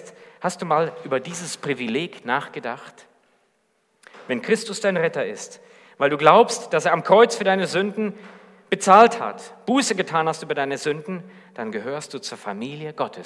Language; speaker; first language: German; native; German